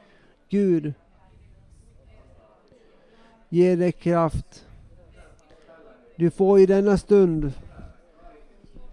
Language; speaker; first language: Swedish; non-native, local second language; Finnish